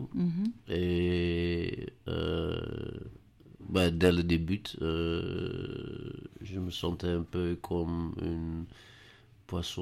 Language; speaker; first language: French; non-native, learner; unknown